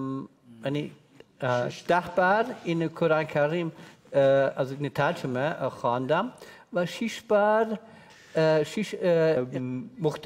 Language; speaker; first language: Persian; non-native, learner; German